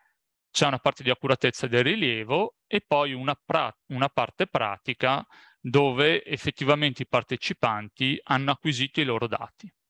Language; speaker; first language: Italian; native; Italian